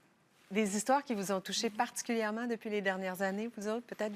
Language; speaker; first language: French; native; French